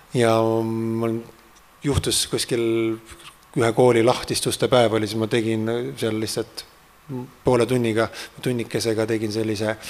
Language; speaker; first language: Estonian; native; Estonian